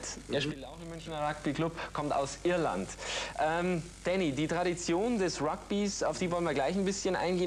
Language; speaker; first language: German; native; German